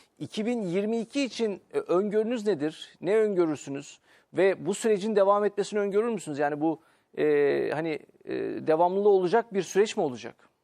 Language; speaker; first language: Turkish; native; Turkish